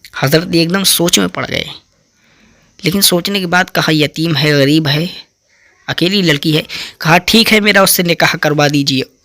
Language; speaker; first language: Urdu; native; Urdu